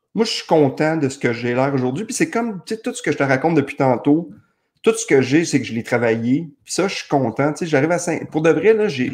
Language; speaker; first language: French; native; French